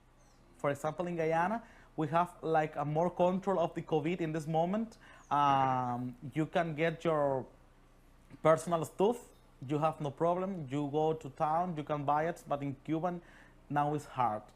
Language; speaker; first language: English; non-native, learner; Spanish